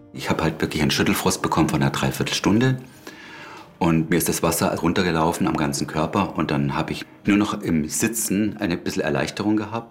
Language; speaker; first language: German; native; German